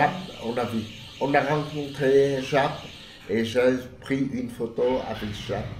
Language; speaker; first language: French; non-native, fluent; Vietnamese